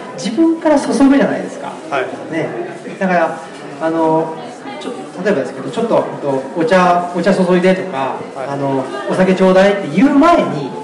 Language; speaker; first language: Japanese; native; Japanese